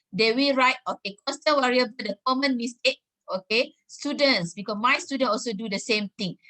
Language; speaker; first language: English; non-native, local second language; Malay